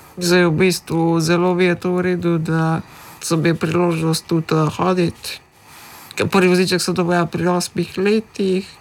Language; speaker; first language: Slovenian; early bilingual, other home language; Macedonian